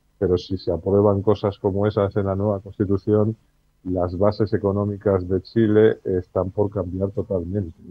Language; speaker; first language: Spanish; native; Spanish